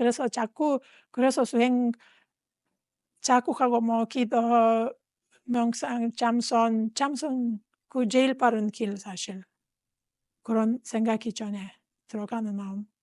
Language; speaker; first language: Korean; non-native, fluent; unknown